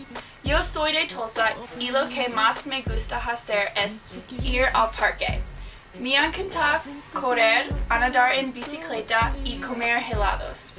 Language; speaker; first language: Spanish; non-native, learner; English